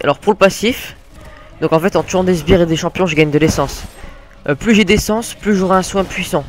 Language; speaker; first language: French; native; French